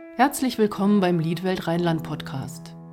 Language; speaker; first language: German; native; German